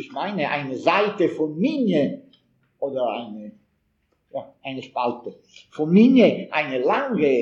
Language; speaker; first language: German; non-native, fluent; Italian